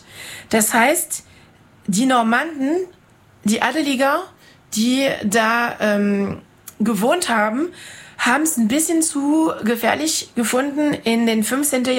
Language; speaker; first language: German; non-native, fluent; French